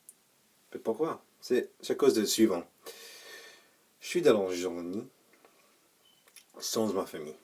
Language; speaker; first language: French; non-native, learner; English